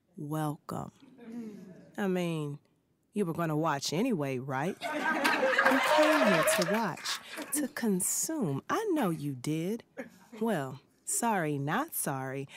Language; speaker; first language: English; native; English